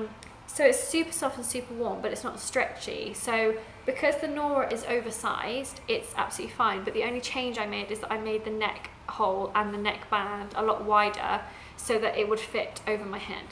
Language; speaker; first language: English; native; English